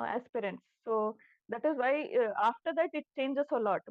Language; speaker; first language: English; non-native, local second language; Kannada